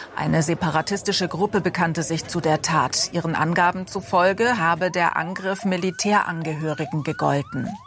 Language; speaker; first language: German; native; German